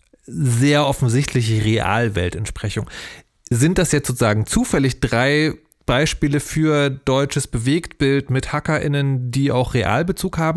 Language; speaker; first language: German; native; German